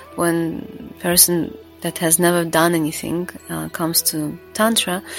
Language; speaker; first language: English; non-native, fluent; Latvian